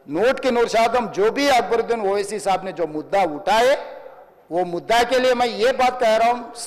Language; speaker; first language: Hindi; non-native, local second language; Telugu